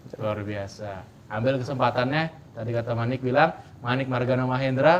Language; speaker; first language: Indonesian; native; Indonesian